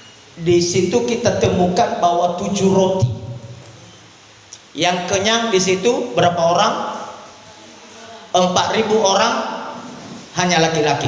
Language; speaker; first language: Indonesian; native; Indonesian